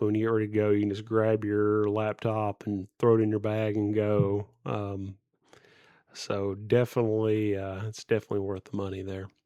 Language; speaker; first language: English; native; English